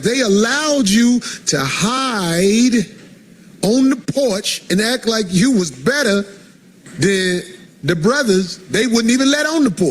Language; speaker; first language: English; native; English